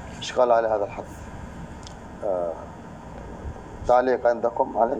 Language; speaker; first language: Arabic; native; Arabic